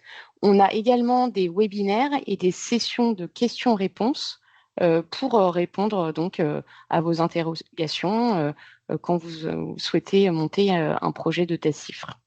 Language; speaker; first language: French; native; French